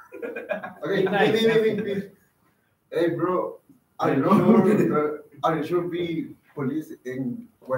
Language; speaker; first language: English; non-native, learner; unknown